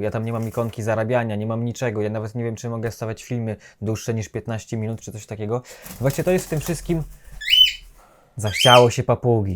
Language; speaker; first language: Polish; native; Polish